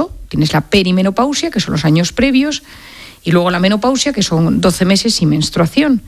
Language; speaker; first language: Spanish; native; Spanish